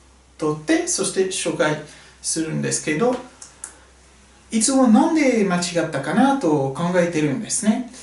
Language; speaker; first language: Japanese; non-native, fluent; French